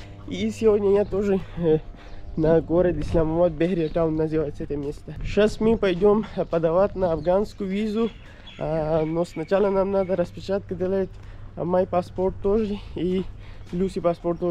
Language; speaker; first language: Russian; non-native, local second language; Kyrgyz